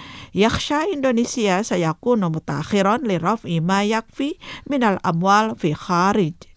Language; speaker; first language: Arabic; non-native, fluent; Indonesian